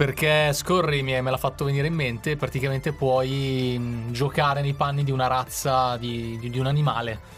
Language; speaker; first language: Italian; native; Italian